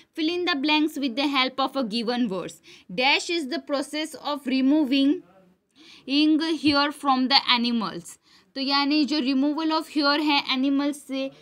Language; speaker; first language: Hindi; non-native, local second language; Gujarati